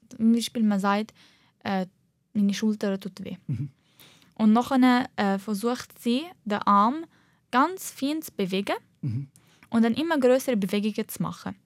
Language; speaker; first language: German; early bilingual, heritage; Arabic